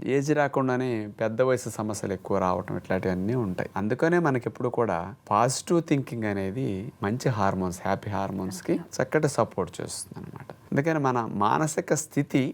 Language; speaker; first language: Telugu; native; Telugu